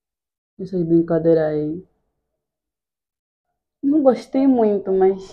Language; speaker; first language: Portuguese; native; Portuguese